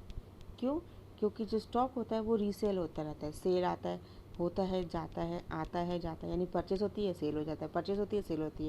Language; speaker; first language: Hindi; native; Hindi